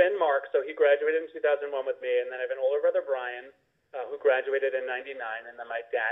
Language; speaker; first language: English; native; English